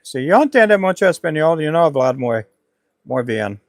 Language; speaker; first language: Spanish; non-native, learner; English